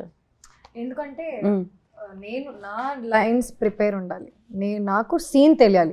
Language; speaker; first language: Telugu; non-native, local second language; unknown